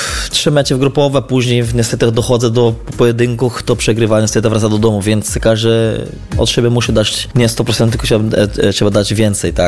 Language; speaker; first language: Polish; non-native, fluent; Portuguese